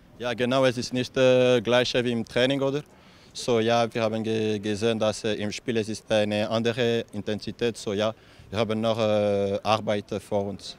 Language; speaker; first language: German; non-native, local second language; French